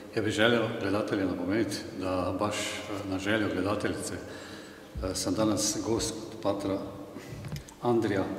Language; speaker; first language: Serbian; non-native, fluent; Slovenian